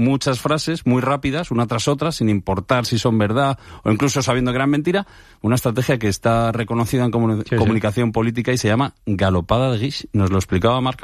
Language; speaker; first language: Spanish; native; Spanish